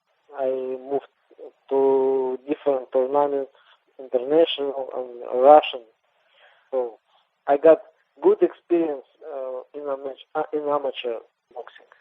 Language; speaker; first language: English; non-native, learner; Russian